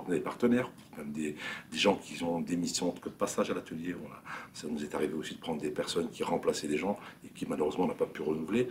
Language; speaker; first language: French; native; French